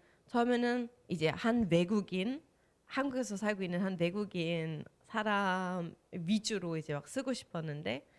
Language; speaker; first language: Korean; non-native, fluent; German